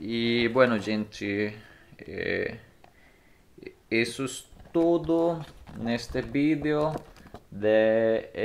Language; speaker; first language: Portuguese; non-native, learner; Spanish